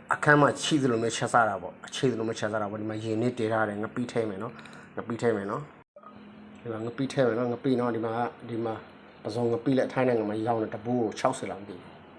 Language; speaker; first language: Burmese; non-native, local second language; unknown